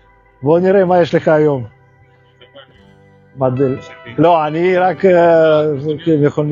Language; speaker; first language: Hebrew; non-native, fluent; Russian